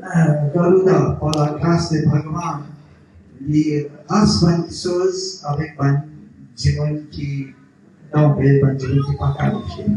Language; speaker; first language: French; non-native, local second language; Morisyen